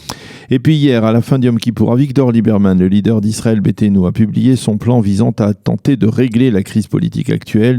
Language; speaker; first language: French; native; French